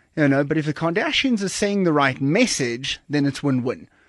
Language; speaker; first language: English; native; English